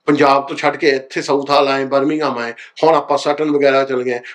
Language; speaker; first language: Punjabi; early bilingual, heritage; Punjabi